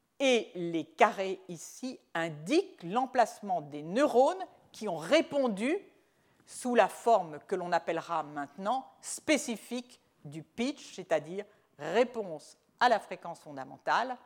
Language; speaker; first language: French; native; French